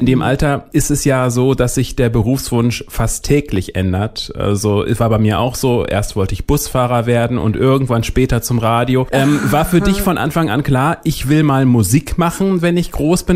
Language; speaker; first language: German; native; German